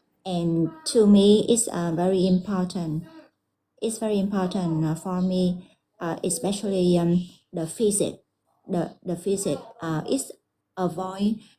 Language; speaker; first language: English; non-native, learner; Vietnamese